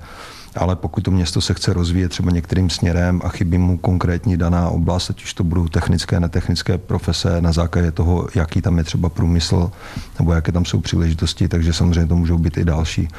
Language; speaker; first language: Czech; native; Czech